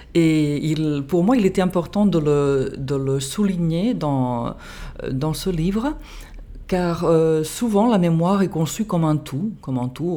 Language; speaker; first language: French; non-native, fluent; Catalan